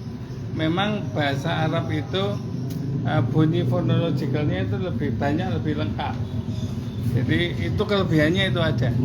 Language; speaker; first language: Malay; non-native, local second language; Javanese